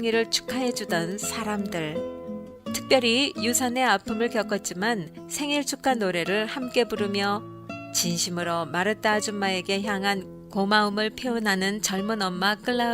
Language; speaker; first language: Korean; native; Korean